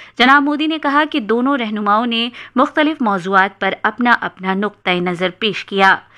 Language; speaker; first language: Urdu; native; Urdu